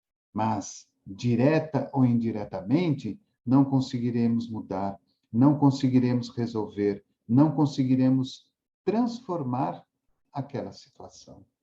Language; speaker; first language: Portuguese; native; Portuguese